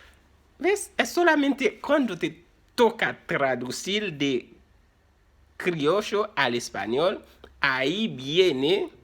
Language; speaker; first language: Spanish; non-native, fluent; Haitian Creole